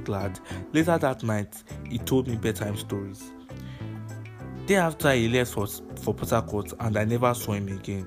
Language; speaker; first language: English; non-native, local second language; Yoruba